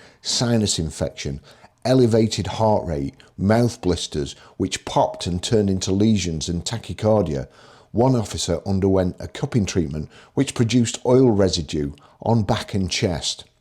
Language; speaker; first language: English; native; English